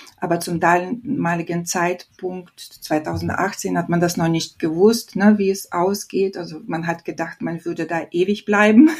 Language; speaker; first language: German; non-native, fluent; Lithuanian